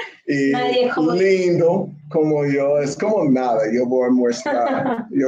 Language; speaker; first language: Spanish; non-native, learner; English